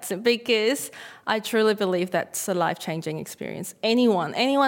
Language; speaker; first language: English; non-native, local second language; Cantonese